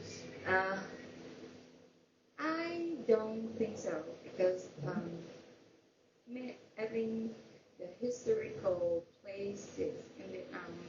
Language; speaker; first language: English; non-native, learner; Vietnamese